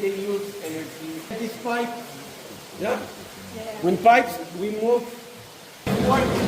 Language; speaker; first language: English; non-native, learner; Spanish